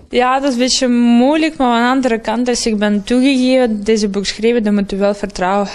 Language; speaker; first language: Dutch; non-native, learner; Russian